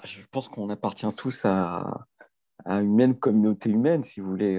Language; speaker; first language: French; native; French